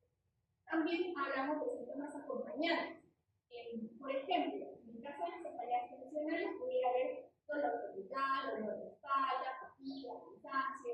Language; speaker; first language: Spanish; native; Spanish